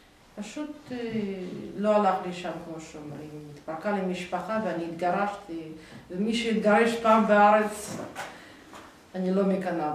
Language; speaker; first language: Hebrew; non-native, fluent; Russian